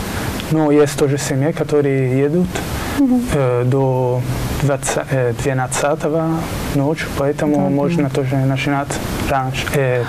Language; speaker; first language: Russian; non-native, learner; Italian